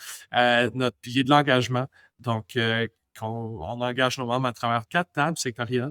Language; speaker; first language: French; non-native, local second language; English